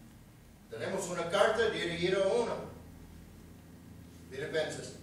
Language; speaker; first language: Spanish; non-native, fluent; English